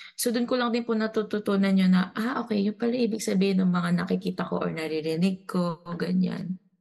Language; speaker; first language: Filipino; non-native, local second language; Cebuano